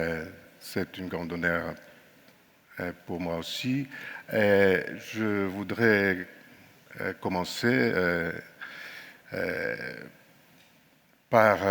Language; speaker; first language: French; non-native, fluent; Greek